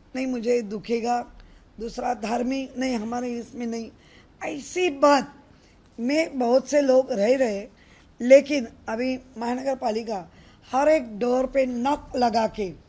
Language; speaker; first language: Hindi; non-native, local second language; Marathi